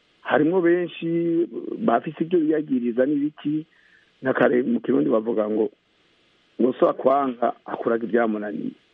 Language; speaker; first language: Rundi; native; Rundi